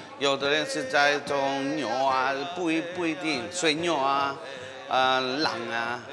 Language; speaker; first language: Chinese; non-native, learner; Spanish